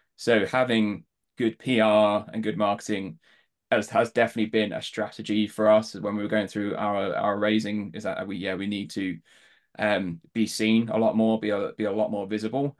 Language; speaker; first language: English; native; English